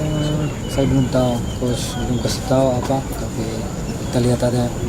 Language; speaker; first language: Indonesian; non-native, fluent; Dutch